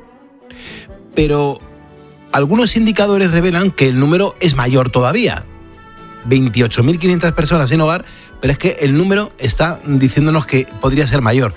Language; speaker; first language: Spanish; native; Spanish